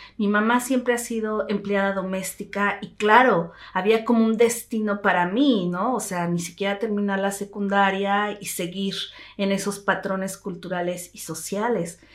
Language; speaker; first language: Spanish; native; Spanish